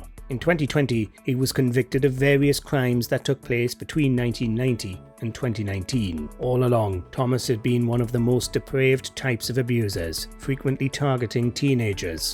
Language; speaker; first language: English; native; English